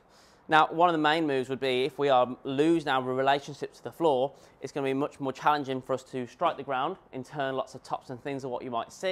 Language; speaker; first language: English; native; English